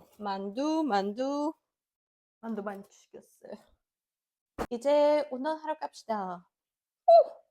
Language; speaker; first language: Korean; non-native, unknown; Russian